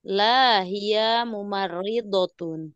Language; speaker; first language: Arabic; non-native, learner; Indonesian